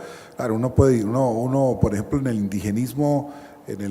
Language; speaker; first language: Spanish; native; Spanish